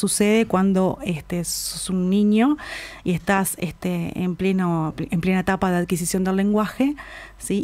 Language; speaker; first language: Spanish; native; Spanish